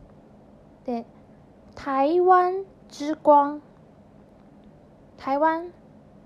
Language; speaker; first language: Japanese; non-native, fluent; Chinese